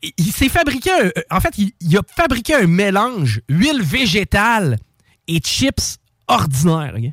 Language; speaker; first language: French; native; French